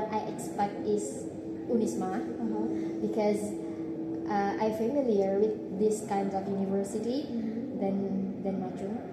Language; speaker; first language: English; non-native, learner; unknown